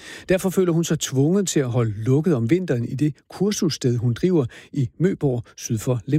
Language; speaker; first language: Danish; native; Danish